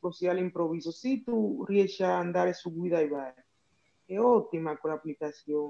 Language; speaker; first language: Italian; non-native, fluent; Spanish